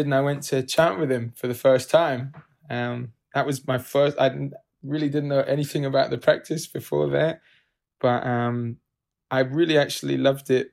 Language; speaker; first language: English; native; English